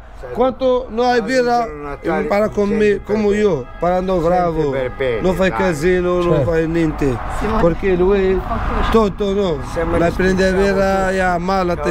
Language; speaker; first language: Italian; non-native, learner; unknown